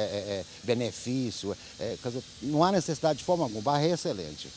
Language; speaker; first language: Portuguese; native; Portuguese